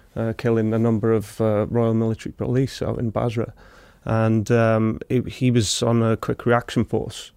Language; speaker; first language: English; native; English